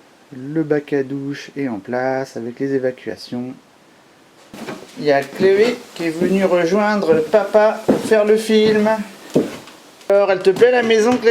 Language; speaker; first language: French; native; French